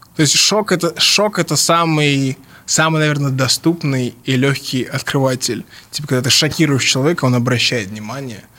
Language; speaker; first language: Russian; early bilingual, other home language; English